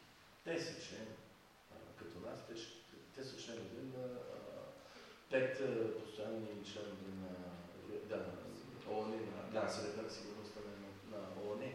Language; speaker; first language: Bulgarian; non-native, fluent; French